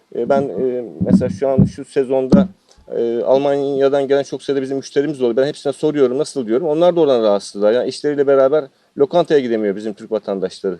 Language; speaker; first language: Turkish; native; Turkish